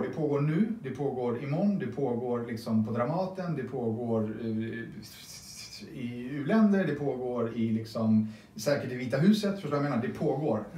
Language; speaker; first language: Swedish; native; Swedish